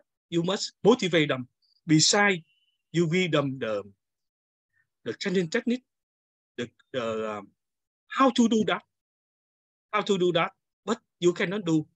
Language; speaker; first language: English; non-native, learner; Vietnamese